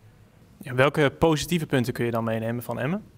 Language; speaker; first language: Dutch; native; Dutch